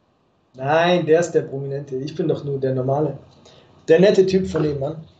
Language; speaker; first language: German; native; German